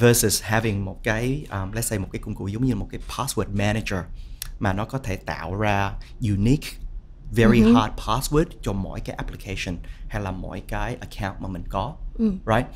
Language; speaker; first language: Vietnamese; early bilingual, heritage; Vietnamese